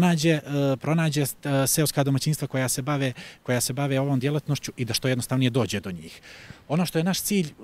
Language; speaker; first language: Croatian; native; Croatian